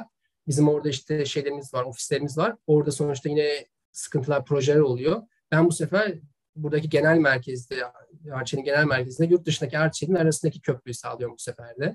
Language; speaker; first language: Turkish; native; Turkish